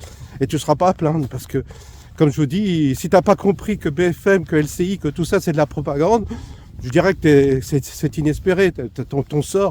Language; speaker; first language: French; native; French